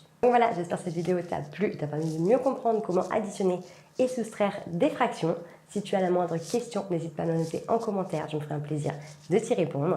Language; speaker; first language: French; native; French